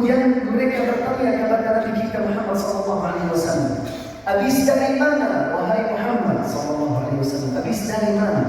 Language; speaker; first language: Indonesian; non-native, fluent; Arabic